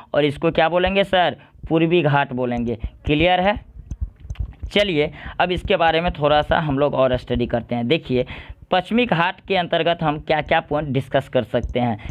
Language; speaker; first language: Hindi; native; Hindi